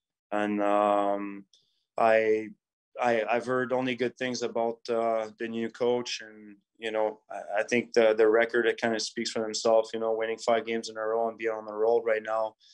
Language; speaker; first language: English; non-native, fluent; French